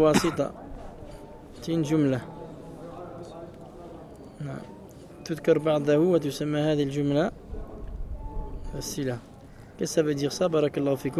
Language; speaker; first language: Arabic; non-native, fluent; French